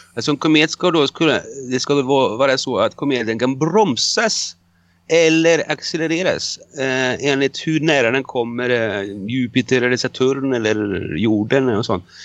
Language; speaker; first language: Swedish; non-native, fluent; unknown